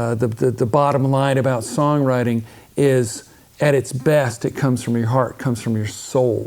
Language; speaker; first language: English; native; English